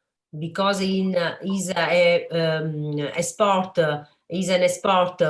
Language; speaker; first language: English; non-native, learner; Italian